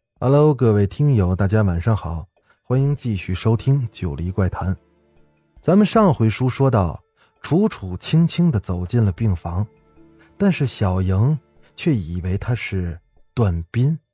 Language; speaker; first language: Chinese; native; Chinese